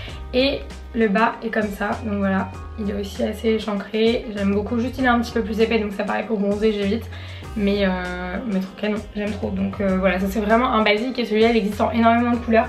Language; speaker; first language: French; native; French